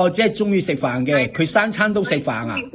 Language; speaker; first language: Cantonese; native; Cantonese